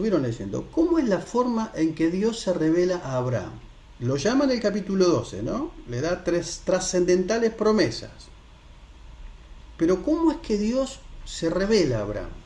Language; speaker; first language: Spanish; native; Spanish